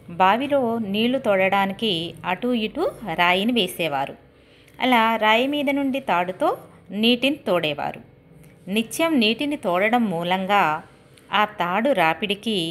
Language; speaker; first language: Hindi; non-native, local second language; Telugu